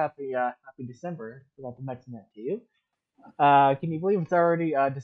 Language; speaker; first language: English; native; English